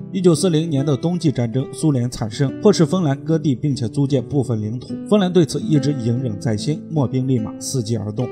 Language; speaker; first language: Chinese; native; Chinese